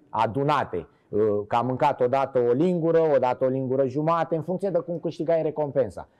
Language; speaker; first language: Romanian; native; Romanian